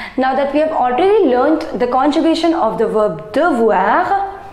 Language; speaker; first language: English; non-native, local second language; Hindi